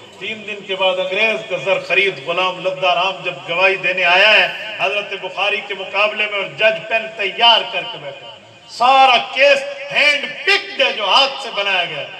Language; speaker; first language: Urdu; non-native, local second language; Punjabi